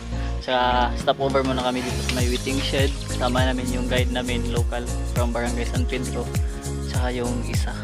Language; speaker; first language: Filipino; non-native, local second language; Cebuano